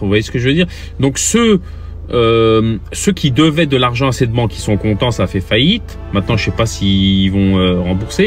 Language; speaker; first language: French; native; French